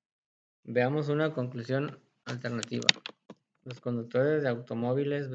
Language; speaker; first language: Spanish; native; Spanish